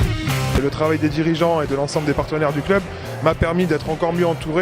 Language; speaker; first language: French; native; French